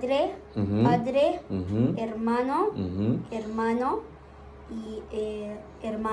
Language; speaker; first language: Spanish; non-native, learner; Arabic